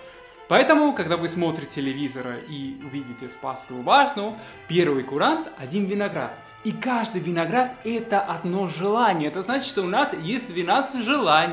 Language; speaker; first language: Russian; non-native, fluent; Spanish